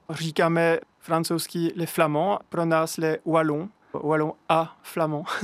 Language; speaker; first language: Czech; non-native, fluent; French